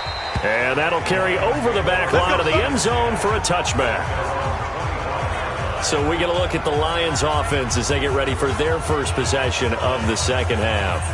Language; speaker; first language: English; native; English